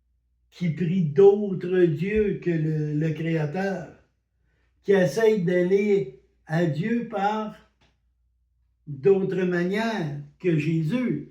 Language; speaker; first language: French; native; French